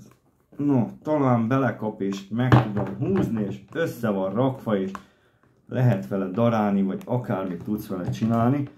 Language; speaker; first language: Hungarian; native; Hungarian